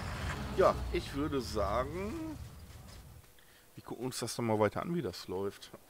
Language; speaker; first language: German; native; German